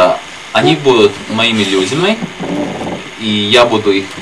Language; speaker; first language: Russian; non-native, local second language; Latvian